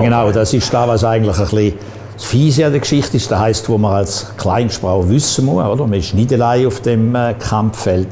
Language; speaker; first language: German; native; German